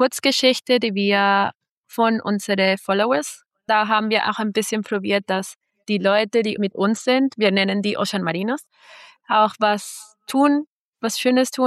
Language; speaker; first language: German; non-native, fluent; Spanish